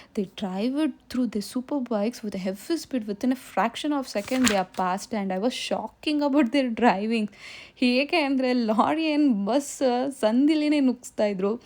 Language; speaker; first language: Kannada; non-native, local second language; Tamil